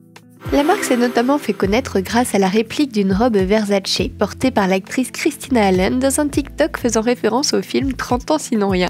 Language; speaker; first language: French; native; French